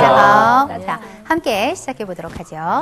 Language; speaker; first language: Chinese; non-native, fluent; Korean